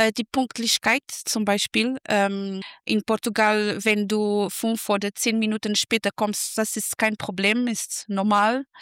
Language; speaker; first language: German; non-native, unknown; Portuguese